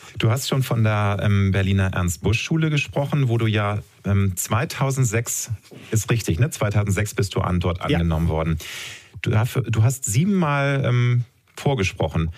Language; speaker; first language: German; native; German